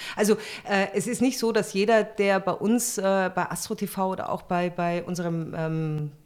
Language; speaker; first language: German; native; German